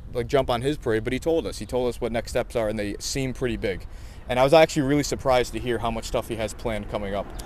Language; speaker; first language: English; native; English